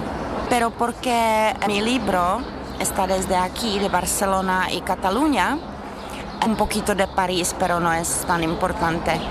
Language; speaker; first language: Spanish; non-native, learner; Czech